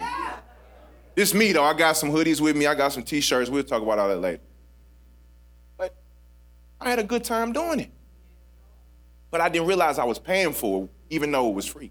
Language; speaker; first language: English; native; English